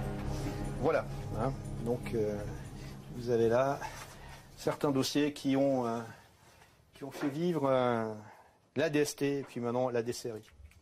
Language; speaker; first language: French; native; French